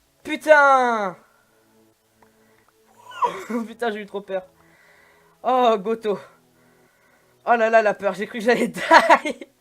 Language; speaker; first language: French; native; French